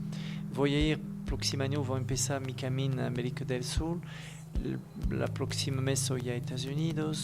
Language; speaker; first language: Spanish; non-native, learner; French